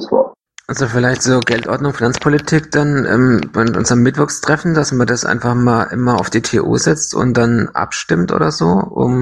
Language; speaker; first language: German; native; German